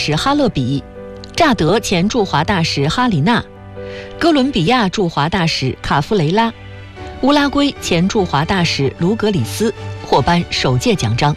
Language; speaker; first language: Chinese; native; Chinese